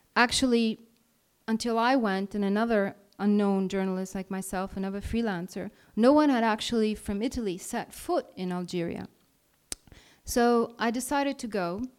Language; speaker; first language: English; non-native, fluent; Italian